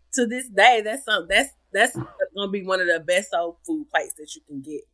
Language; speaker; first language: English; native; English